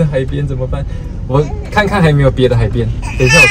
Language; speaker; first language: Chinese; native; Chinese